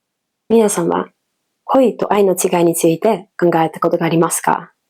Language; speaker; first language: Japanese; non-native, fluent; Dutch